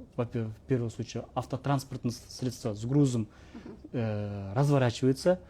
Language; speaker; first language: Russian; non-native, local second language; Kazakh